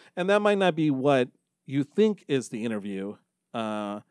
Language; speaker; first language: English; native; English